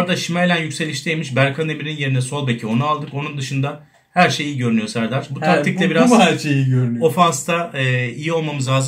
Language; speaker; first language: Turkish; native; Turkish